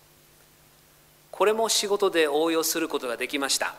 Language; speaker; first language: Japanese; non-native, fluent; English